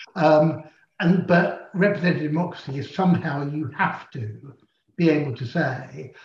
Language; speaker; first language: English; native; English